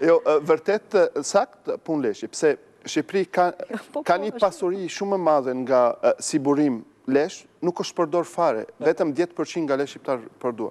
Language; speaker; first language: Albanian; non-native, learner; Arabic